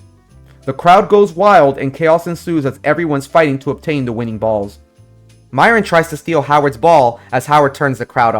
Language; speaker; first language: English; native; English